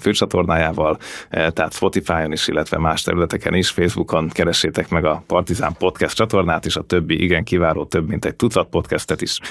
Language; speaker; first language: Hungarian; native; Hungarian